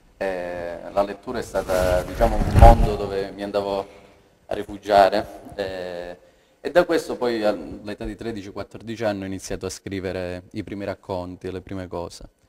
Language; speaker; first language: Italian; native; Italian